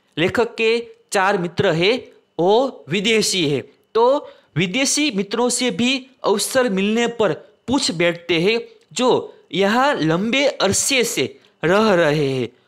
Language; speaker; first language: Hindi; non-native, local second language; Gujarati